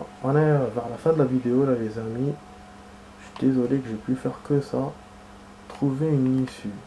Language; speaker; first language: French; native; French